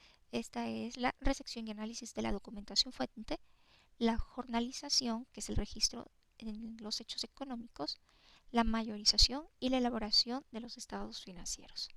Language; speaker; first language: Spanish; native; Spanish